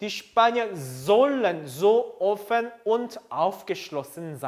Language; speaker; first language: German; non-native, fluent; Korean